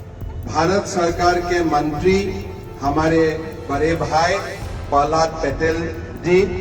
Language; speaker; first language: Hindi; non-native, local second language; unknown